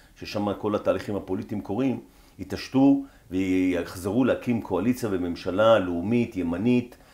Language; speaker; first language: Hebrew; native; Hebrew